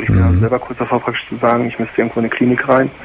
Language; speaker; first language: German; native; German